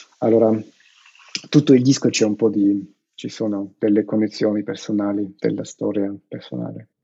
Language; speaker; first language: Italian; non-native, learner; Russian